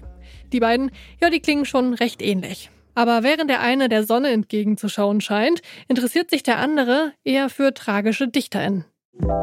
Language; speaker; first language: German; native; German